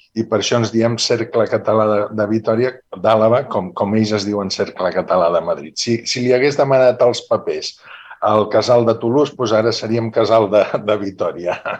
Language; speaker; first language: Catalan; native; Catalan